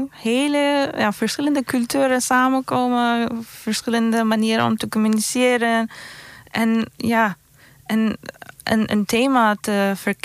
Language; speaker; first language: Dutch; non-native, fluent; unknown